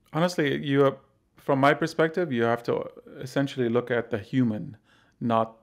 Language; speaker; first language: English; non-native, fluent; Arabic